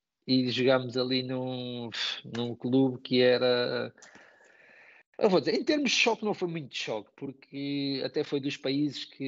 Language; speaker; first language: Portuguese; native; Portuguese